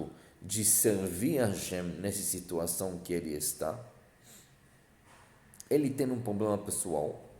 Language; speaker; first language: Portuguese; non-native, fluent; Hebrew